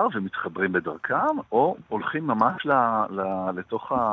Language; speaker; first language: Hebrew; native; Hebrew